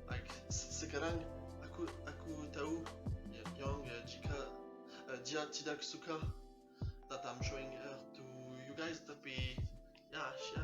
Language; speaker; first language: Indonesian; non-native, learner; French